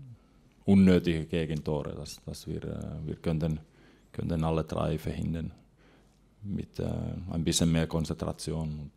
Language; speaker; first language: German; non-native, fluent; Finnish